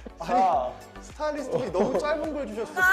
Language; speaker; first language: Korean; native; Korean